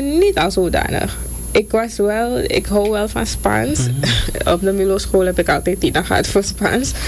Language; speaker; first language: Dutch; native; Dutch